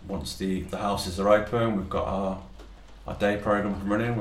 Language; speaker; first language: English; native; English